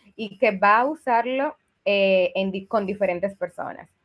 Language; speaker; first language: Spanish; native; Spanish